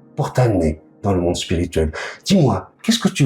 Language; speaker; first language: French; native; French